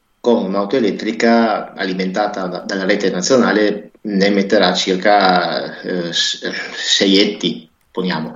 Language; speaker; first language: Italian; native; Italian